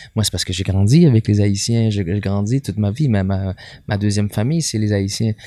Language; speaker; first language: French; native; French